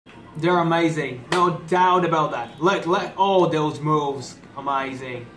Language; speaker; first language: English; non-native, fluent; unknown